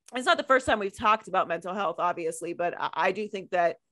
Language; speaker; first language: English; native; English